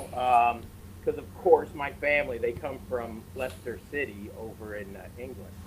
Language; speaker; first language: English; native; English